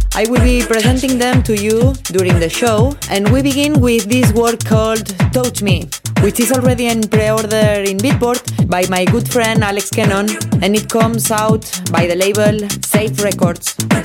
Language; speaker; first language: English; non-native, fluent; Spanish